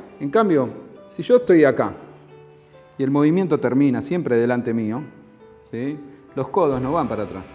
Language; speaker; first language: Spanish; native; Spanish